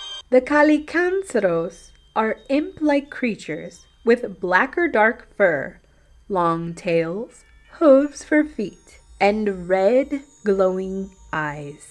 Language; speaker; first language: English; early bilingual, other home language; Spanish